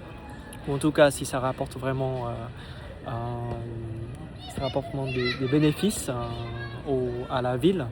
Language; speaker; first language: French; non-native, fluent; Vietnamese